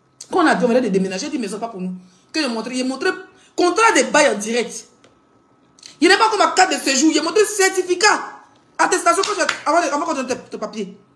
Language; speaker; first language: French; non-native, local second language; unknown